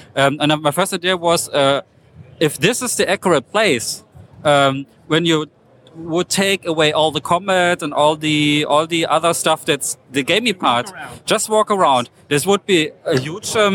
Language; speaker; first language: English; non-native, fluent; German